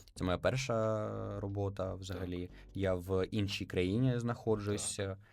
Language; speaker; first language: Ukrainian; native; Ukrainian